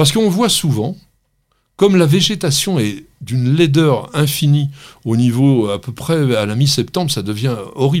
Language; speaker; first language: French; native; French